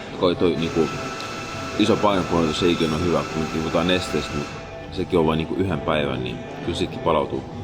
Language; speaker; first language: Finnish; early bilingual, other home language; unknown